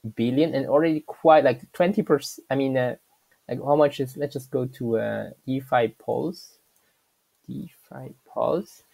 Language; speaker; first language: English; non-native, fluent; German